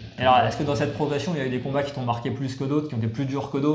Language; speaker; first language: French; native; French